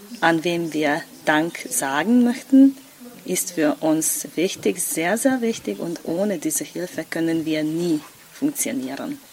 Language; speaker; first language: German; non-native, local second language; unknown